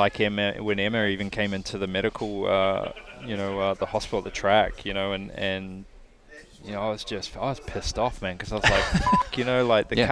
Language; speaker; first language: English; native; English